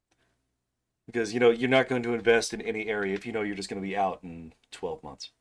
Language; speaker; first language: English; native; English